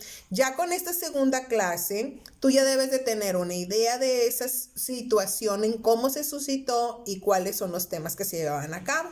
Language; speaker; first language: Spanish; native; Spanish